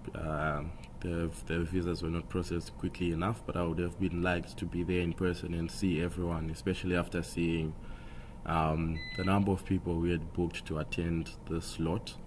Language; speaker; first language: English; non-native, local second language; Shona